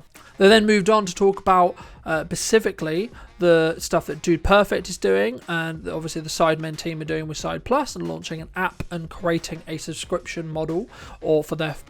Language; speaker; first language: English; native; English